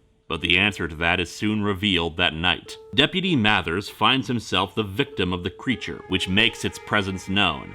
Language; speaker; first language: English; native; English